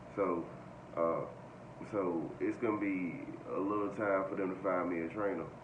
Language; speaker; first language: English; native; English